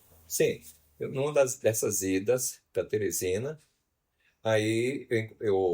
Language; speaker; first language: Portuguese; native; Portuguese